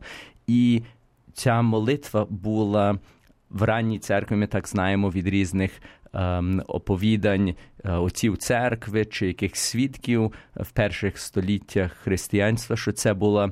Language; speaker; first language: Ukrainian; early bilingual, heritage; Ukrainian